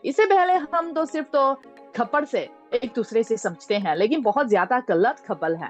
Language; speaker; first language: Hindi; non-native, fluent; Chinese